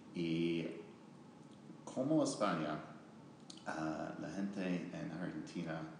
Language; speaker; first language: Spanish; non-native, learner; English